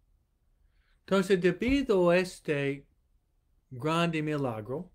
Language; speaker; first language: Spanish; non-native, fluent; English